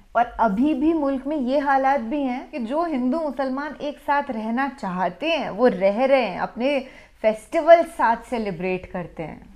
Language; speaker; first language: Hindi; native; Hindi